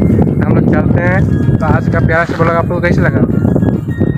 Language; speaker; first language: Hindi; non-native, local second language; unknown